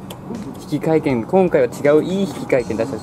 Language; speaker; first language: Japanese; native; Japanese